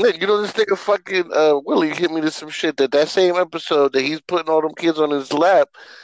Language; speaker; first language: English; native; English